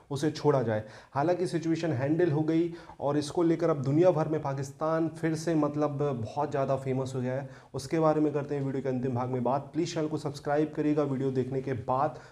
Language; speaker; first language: Hindi; native; Hindi